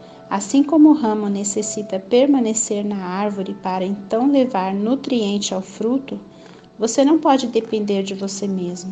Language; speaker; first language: Portuguese; native; Portuguese